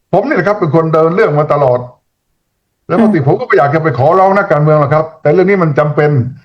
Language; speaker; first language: Thai; native; Thai